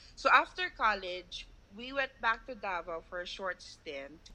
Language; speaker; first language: English; non-native, local second language; Cebuano